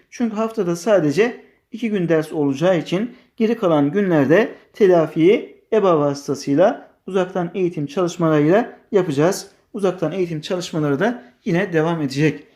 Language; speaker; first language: Turkish; native; Turkish